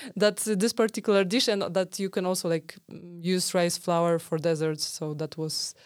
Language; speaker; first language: English; non-native, fluent; Polish